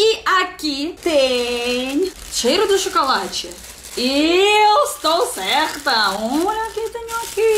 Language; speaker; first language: Portuguese; non-native, learner; Russian